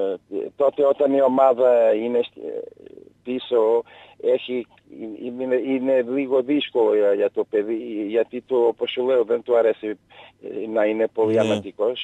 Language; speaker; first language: Greek; non-native, learner; Portuguese